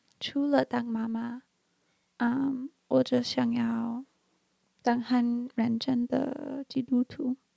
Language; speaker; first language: Chinese; non-native, learner; English